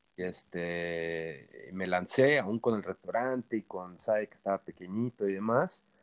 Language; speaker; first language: Spanish; native; Spanish